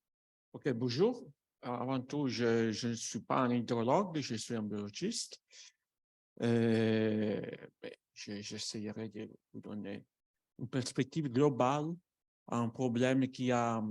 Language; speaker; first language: French; non-native, fluent; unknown